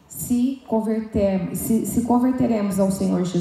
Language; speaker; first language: Portuguese; native; Portuguese